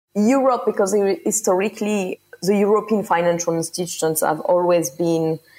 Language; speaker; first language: English; non-native, fluent; French